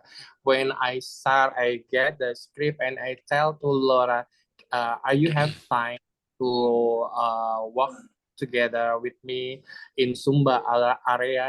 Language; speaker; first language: English; non-native, learner; Indonesian